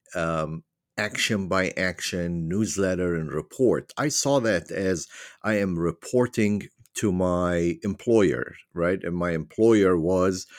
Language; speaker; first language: English; non-native, fluent; Arabic